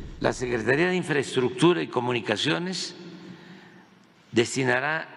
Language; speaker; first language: Spanish; native; Spanish